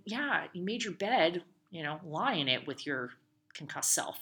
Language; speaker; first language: English; native; English